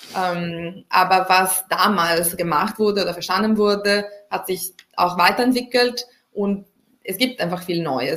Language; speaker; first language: German; non-native, fluent; Italian